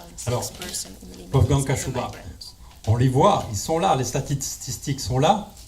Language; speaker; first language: French; native; French